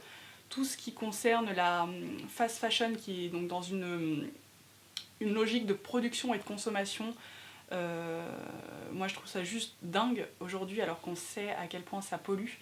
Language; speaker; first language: French; native; French